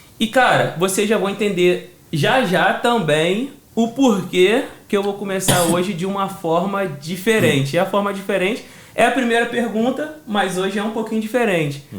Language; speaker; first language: Portuguese; native; Portuguese